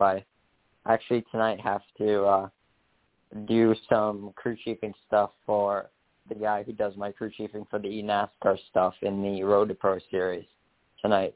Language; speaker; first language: English; native; English